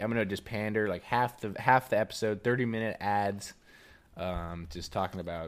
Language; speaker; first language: English; native; English